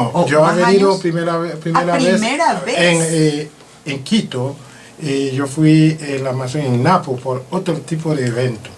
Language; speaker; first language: Spanish; non-native, learner; French